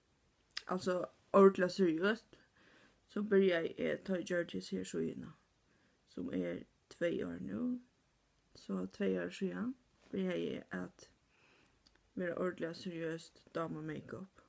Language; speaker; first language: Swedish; non-native, learner; Faroese